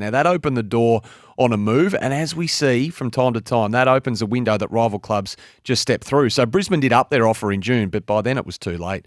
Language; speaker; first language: English; native; English